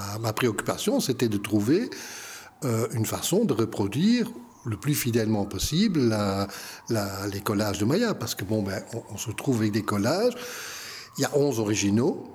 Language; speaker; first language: French; non-native, local second language; Dutch